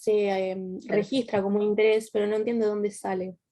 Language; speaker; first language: Spanish; native; Spanish